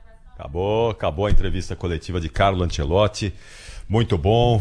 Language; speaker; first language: Portuguese; native; Portuguese